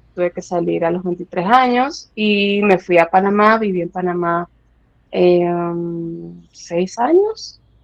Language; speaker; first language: Spanish; native; Spanish